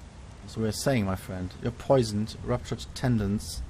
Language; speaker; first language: English; non-native, fluent; German